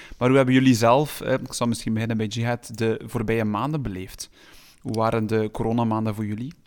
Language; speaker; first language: Dutch; native; Dutch